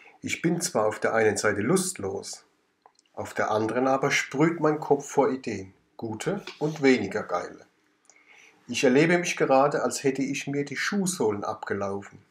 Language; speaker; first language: German; native; German